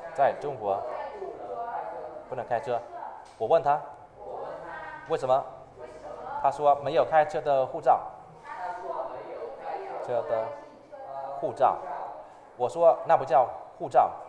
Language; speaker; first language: Chinese; non-native, fluent; Vietnamese